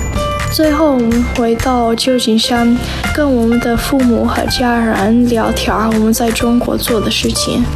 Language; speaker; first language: Chinese; non-native, learner; English